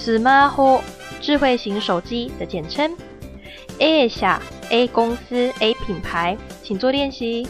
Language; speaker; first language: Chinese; native; Chinese